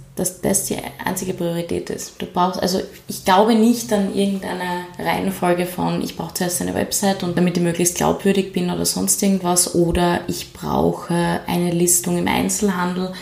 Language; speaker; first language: German; native; German